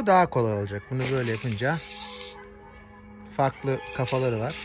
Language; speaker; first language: Turkish; native; Turkish